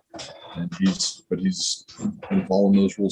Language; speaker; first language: English; native; English